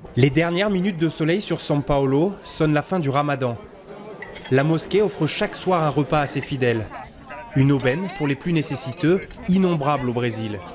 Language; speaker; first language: French; native; French